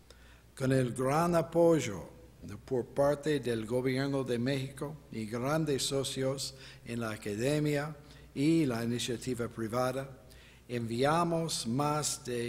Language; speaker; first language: Spanish; non-native, fluent; English